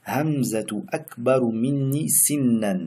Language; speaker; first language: Arabic; non-native, fluent; French